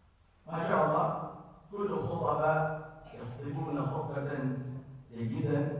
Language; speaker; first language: Arabic; non-native, fluent; Urdu